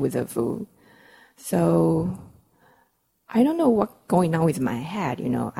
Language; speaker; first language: English; non-native, fluent; Chinese